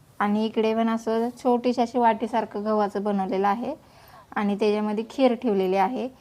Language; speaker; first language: Marathi; native; Marathi